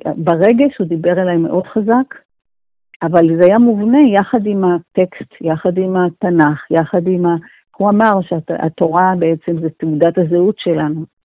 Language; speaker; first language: Hebrew; native; Hebrew